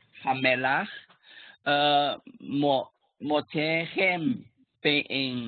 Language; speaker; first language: Hebrew; non-native, learner; German